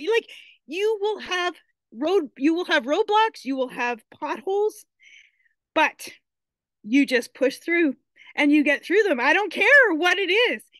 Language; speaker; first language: English; native; English